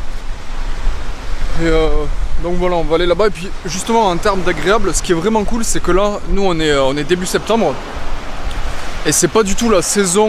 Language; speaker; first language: French; native; French